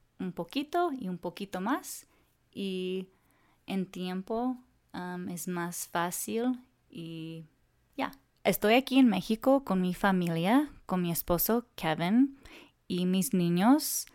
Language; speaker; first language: Spanish; non-native, learner; English